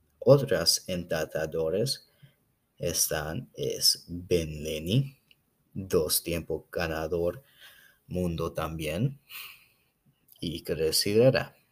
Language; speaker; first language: Spanish; non-native, learner; English